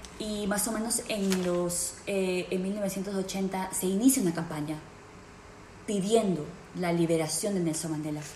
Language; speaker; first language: Spanish; native; Spanish